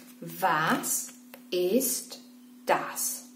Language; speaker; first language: German; non-native, fluent; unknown